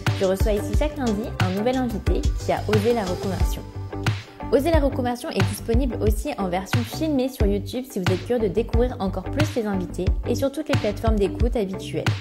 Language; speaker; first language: French; native; French